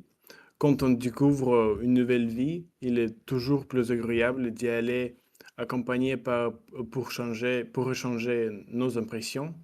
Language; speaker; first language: French; non-native, learner; Russian